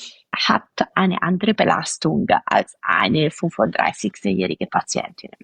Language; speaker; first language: German; non-native, fluent; Italian